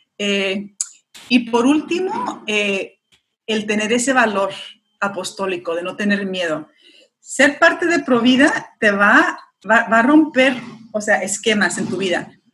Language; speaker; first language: Spanish; early bilingual, heritage; Spanish